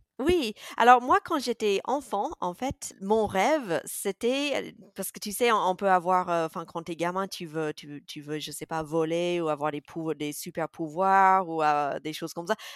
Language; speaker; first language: French; non-native, fluent; English